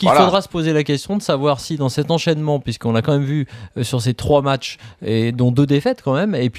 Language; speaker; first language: French; native; French